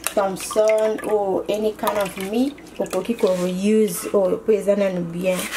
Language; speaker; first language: French; non-native, local second language; Lingala